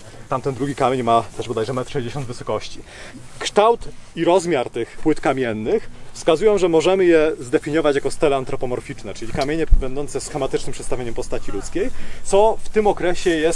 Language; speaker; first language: Polish; native; Polish